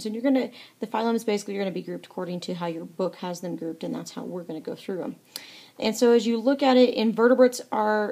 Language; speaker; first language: English; native; English